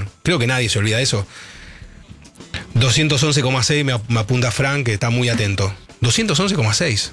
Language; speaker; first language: Spanish; native; Spanish